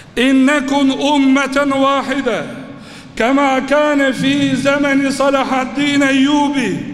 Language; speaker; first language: Arabic; non-native, fluent; Turkish